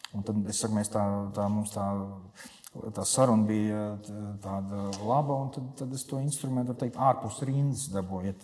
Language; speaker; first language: Latvian; native; Latvian